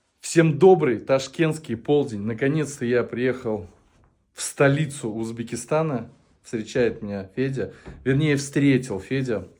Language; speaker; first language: Russian; native; Russian